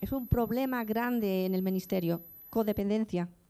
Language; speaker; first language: Spanish; native; Spanish